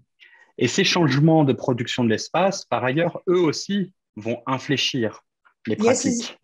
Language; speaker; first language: French; native; French